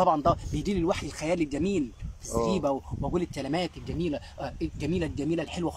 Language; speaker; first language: Arabic; native; Arabic